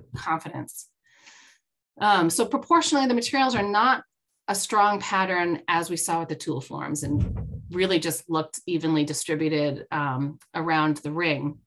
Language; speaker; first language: English; native; English